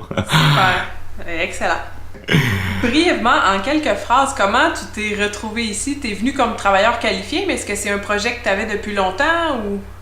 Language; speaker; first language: French; native; French